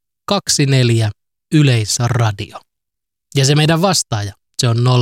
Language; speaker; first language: Finnish; native; Finnish